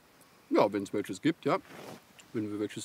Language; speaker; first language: German; native; German